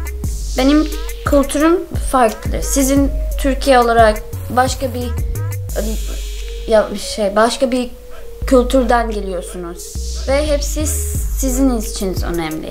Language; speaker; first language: Turkish; non-native, learner; English